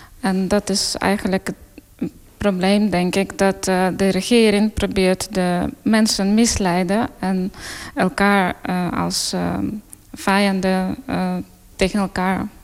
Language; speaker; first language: Dutch; non-native, fluent; Ukrainian